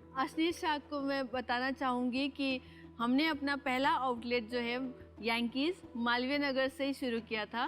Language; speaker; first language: Hindi; non-native, local second language; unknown